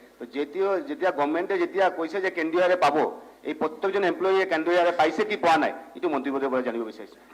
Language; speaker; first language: Assamese; native; Assamese